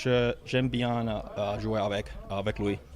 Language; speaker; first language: French; non-native, learner; Swedish